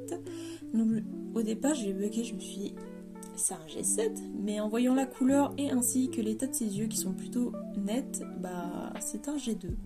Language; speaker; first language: French; native; French